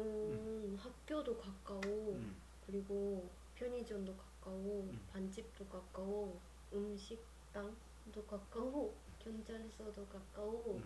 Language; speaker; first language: Korean; non-native, learner; Japanese